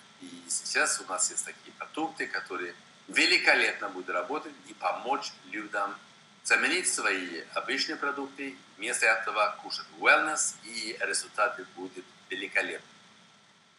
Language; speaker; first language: Russian; non-native, fluent; Swedish